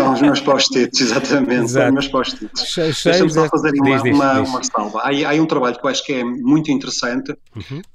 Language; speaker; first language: Portuguese; native; Portuguese